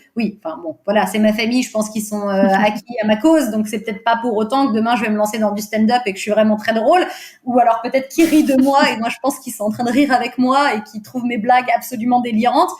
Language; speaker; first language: French; early bilingual, other home language; Portuguese